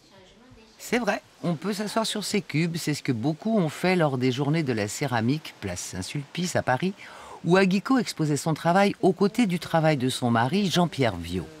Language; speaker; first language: French; native; French